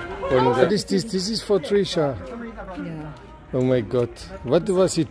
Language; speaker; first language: English; non-native, learner; German